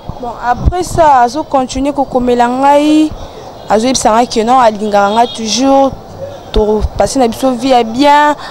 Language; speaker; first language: Lingala; non-native, local second language; Luba-Lulua